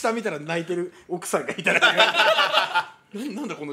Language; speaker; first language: Japanese; native; Japanese